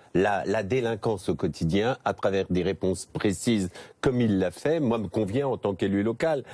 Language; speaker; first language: French; native; French